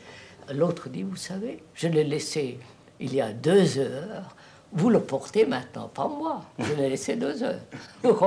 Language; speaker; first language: French; non-native, fluent; Telugu